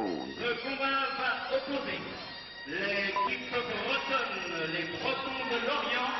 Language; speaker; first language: French; native; French